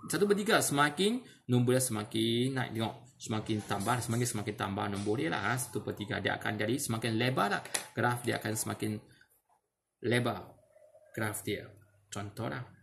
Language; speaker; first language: Malay; non-native, local second language; Chinese